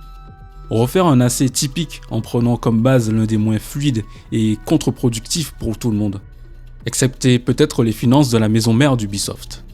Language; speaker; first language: French; native; French